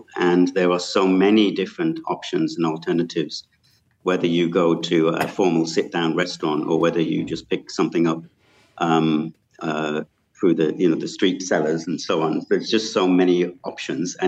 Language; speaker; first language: English; native; English